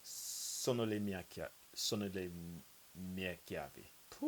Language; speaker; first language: Italian; non-native, learner; English